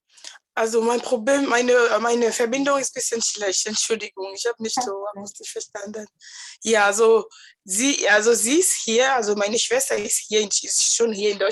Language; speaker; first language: German; non-native, learner; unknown